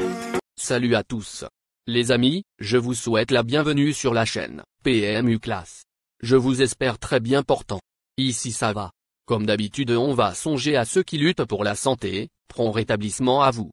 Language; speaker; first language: French; native; French